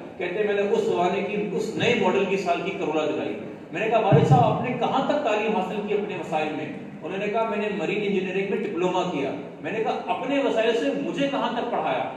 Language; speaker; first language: Urdu; non-native, local second language; Sindhi